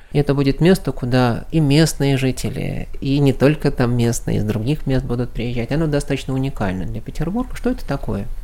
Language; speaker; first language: Russian; native; Russian